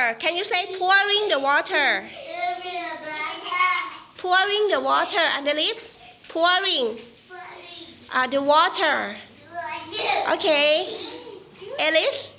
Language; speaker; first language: English; non-native, fluent; Thai